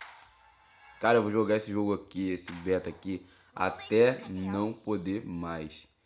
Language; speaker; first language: Portuguese; native; Portuguese